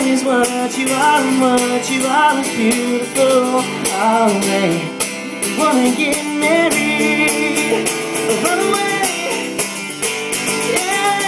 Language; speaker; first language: English; native; English